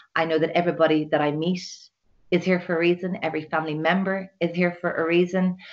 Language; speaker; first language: English; native; English